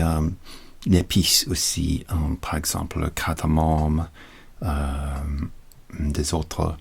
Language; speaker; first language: French; non-native, learner; English